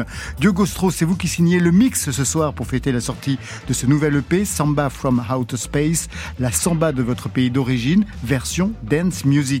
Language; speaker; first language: French; native; French